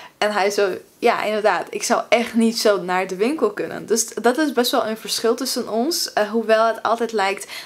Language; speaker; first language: Dutch; early bilingual, other home language; Russian